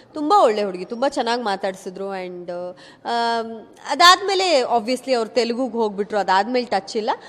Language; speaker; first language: Kannada; non-native, local second language; Kodava